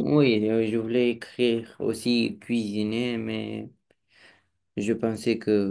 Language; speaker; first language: French; non-native, learner; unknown